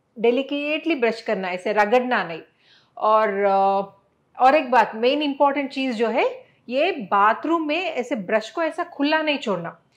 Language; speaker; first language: Hindi; non-native, local second language; Telugu